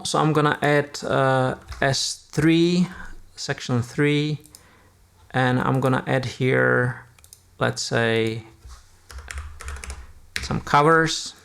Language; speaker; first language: English; non-native, fluent; Czech